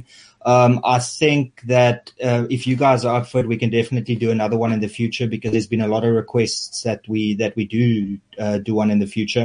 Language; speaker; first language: English; non-native, local second language; Afrikaans